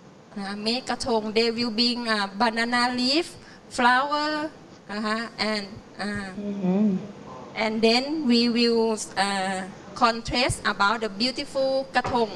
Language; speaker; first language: English; non-native, learner; Thai